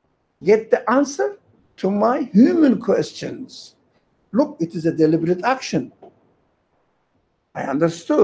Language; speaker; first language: English; non-native, fluent; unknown